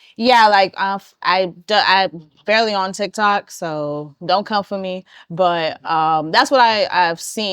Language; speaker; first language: English; native; English